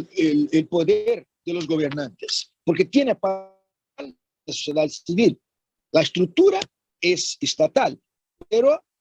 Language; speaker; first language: Spanish; non-native, fluent; Portuguese